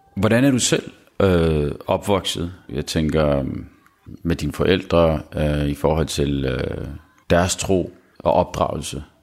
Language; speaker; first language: Danish; early bilingual, other home language; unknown